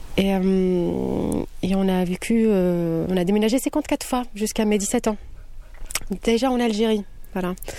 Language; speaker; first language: French; non-native, local second language; Kabyle